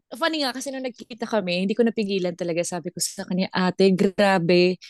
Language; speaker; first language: Filipino; non-native, local second language; Cebuano